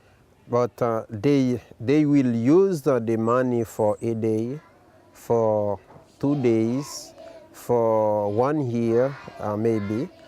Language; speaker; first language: English; non-native, local second language; Haitian Creole